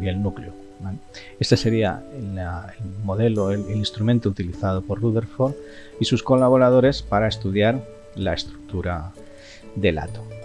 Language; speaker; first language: Spanish; native; Spanish